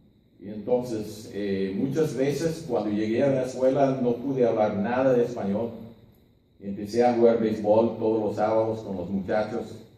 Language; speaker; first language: Spanish; non-native, fluent; English